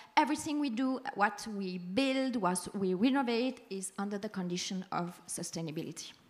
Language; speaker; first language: English; non-native, fluent; French